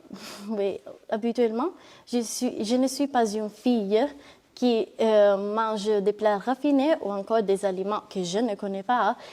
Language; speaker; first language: French; non-native, learner; Italian